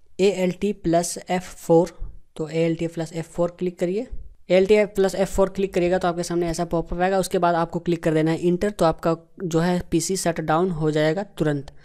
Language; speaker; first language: Hindi; native; Hindi